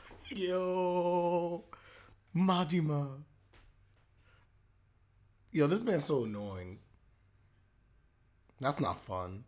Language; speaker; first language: English; native; English